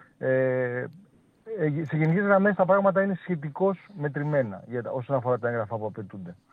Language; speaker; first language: Greek; native; Greek